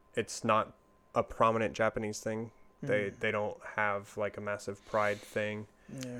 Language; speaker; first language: English; native; English